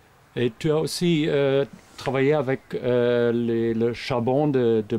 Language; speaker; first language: French; non-native, fluent; German